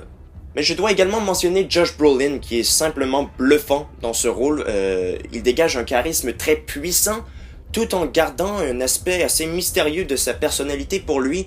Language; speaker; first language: French; native; French